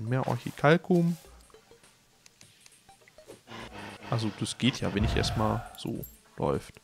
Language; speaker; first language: German; native; German